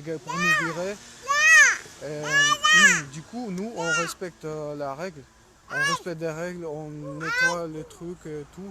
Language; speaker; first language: French; non-native, learner; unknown